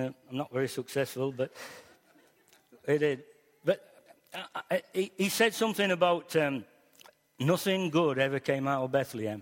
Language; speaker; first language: English; native; English